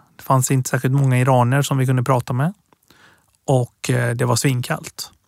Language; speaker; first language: Swedish; early bilingual, other home language; Persian